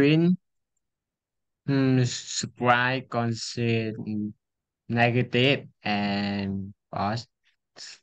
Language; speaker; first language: English; non-native, learner; Vietnamese